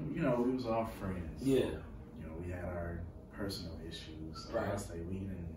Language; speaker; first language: English; native; English